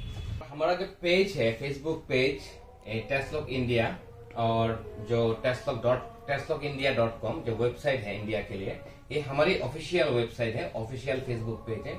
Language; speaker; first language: Hindi; non-native, learner; Bangla